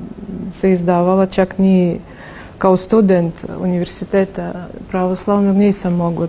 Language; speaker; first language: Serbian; non-native, fluent; Russian